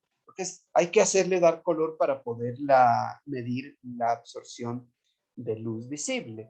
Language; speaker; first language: Spanish; native; Spanish